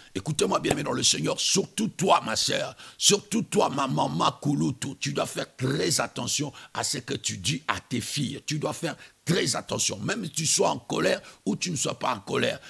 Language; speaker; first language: French; non-native, local second language; Lingala